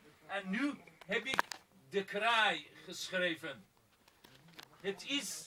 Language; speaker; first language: Dutch; non-native, fluent; Persian